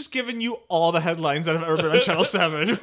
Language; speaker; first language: English; native; English